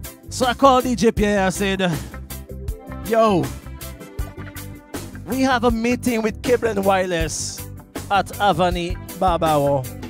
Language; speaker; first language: English; non-native, local second language; Seselwa Creole French